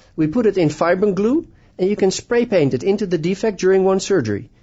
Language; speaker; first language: English; non-native, fluent; Dutch